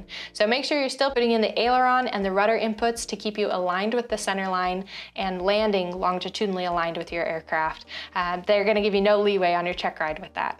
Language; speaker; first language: English; native; English